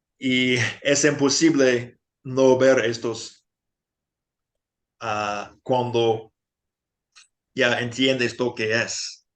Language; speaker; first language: Spanish; non-native, fluent; English